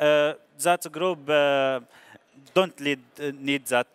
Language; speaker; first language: English; non-native, learner; Arabic